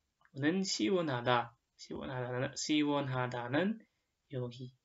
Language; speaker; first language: Korean; non-native, fluent; Indonesian